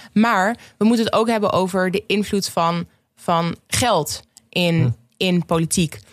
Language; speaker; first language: Dutch; native; Dutch